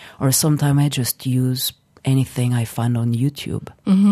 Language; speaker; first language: English; non-native, fluent; French